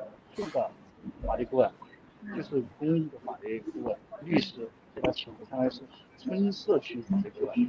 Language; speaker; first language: Chinese; native; Chinese